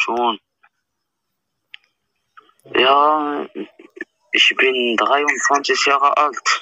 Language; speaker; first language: German; non-native, learner; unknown